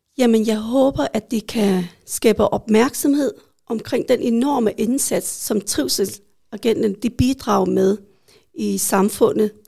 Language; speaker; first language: Danish; early bilingual, other home language; Vietnamese